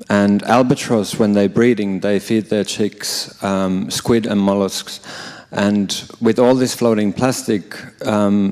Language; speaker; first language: English; non-native, fluent; Finnish